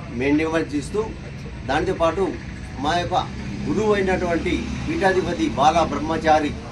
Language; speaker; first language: Telugu; non-native, local second language; Lambadi